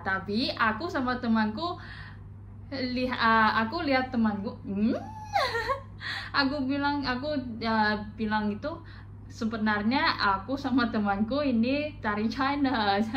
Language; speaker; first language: Indonesian; non-native, fluent; Chinese